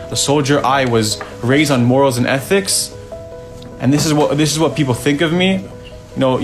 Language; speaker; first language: English; native; English